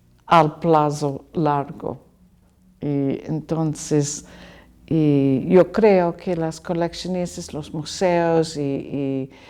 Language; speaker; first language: Spanish; non-native, learner; English